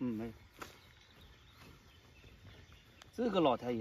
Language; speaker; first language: Chinese; non-native, local second language; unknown